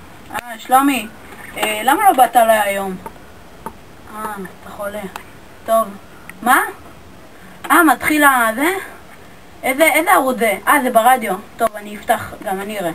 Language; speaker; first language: Hebrew; native; Hebrew